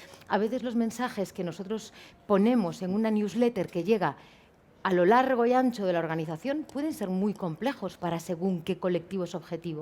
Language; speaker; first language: Spanish; native; Spanish